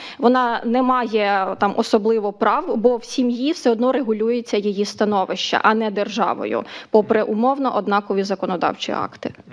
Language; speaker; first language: Ukrainian; native; Ukrainian